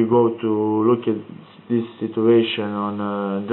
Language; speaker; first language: English; non-native, learner; Croatian